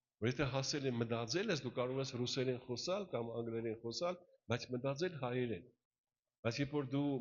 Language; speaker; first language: Armenian; early bilingual, heritage; Russian